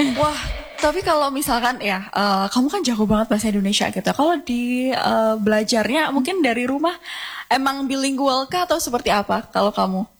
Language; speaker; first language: Indonesian; native; Indonesian